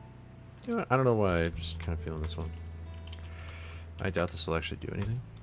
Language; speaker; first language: English; native; English